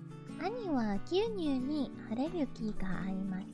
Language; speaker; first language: Japanese; non-native, learner; English